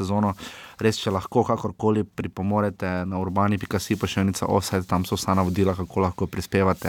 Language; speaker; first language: Slovenian; native; Slovenian